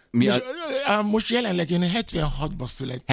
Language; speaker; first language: Hungarian; non-native, learner; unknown